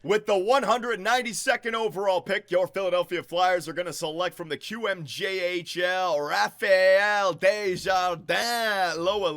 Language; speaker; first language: English; native; English